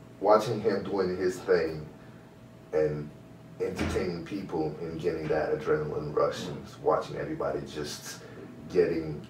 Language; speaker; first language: English; native; English